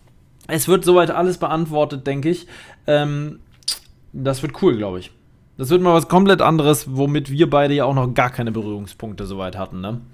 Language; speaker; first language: German; native; German